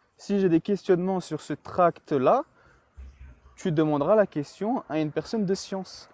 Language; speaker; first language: French; early bilingual, other home language; Chechen